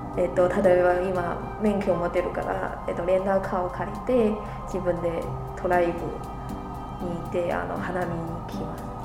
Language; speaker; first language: Japanese; non-native, fluent; Chinese